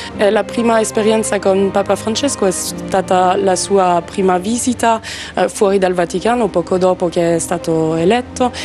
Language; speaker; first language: Italian; non-native, fluent; French